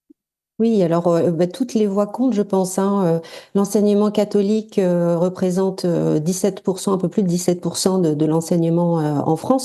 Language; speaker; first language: French; native; French